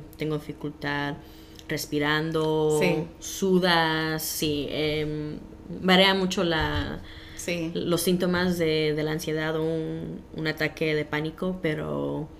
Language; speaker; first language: Spanish; early bilingual, heritage; Spanish